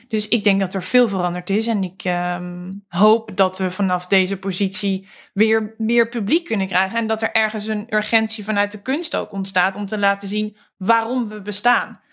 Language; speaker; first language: Dutch; native; Dutch